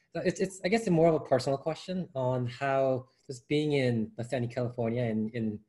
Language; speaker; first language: English; non-native, fluent; Portuguese